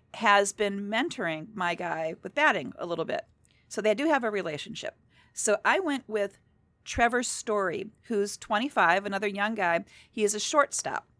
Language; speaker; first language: English; native; English